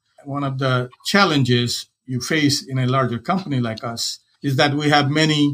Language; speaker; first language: English; non-native, local second language; Hindi